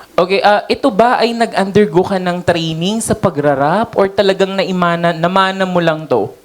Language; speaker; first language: Filipino; native; Filipino